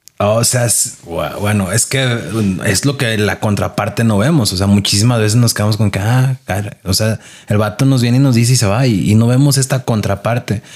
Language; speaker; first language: Spanish; native; Spanish